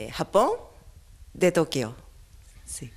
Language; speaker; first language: Spanish; non-native, learner; Japanese